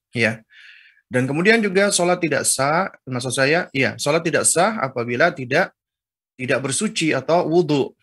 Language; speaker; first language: Indonesian; native; Indonesian